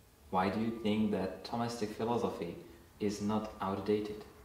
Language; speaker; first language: English; non-native, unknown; Czech